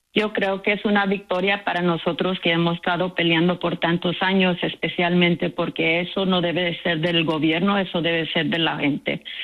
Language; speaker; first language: Spanish; early bilingual, heritage; Spanish